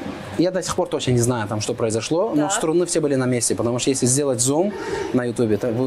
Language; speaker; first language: Russian; non-native, fluent; Azerbaijani